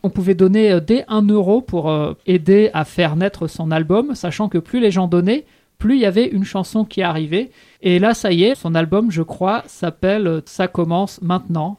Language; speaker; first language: French; native; French